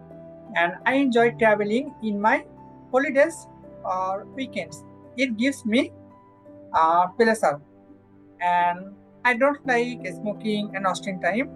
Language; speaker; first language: English; non-native, learner; Bangla